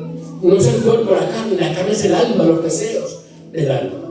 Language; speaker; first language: Spanish; native; Spanish